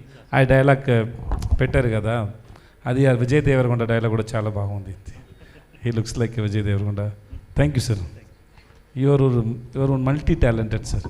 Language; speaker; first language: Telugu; non-native, learner; Tamil